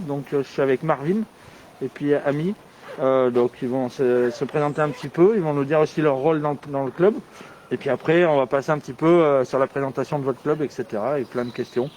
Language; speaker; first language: French; native; French